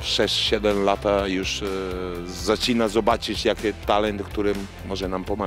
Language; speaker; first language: Polish; non-native, learner; Italian